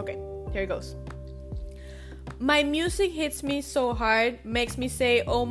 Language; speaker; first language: English; non-native, fluent; Spanish